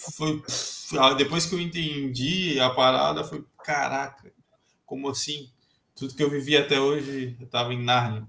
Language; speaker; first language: Portuguese; native; Portuguese